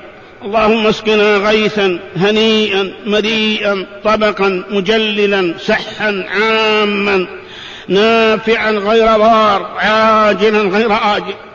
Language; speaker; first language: Arabic; native; Arabic